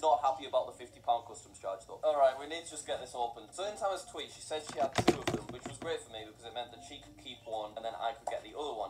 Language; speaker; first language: English; native; English